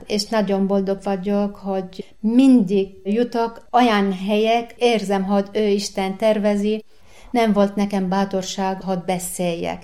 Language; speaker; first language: Hungarian; non-native, learner; Arabic